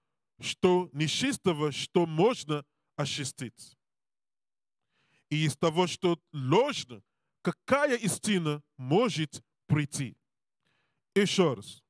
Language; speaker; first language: Russian; non-native, learner; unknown